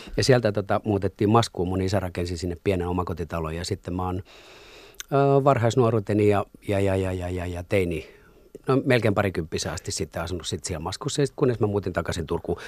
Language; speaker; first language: Finnish; native; Finnish